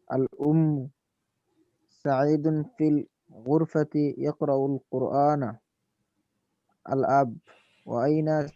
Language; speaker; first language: Arabic; non-native, learner; Urdu